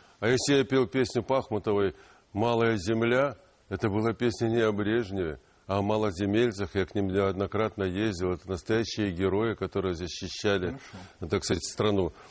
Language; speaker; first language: Russian; non-native, local second language; Ukrainian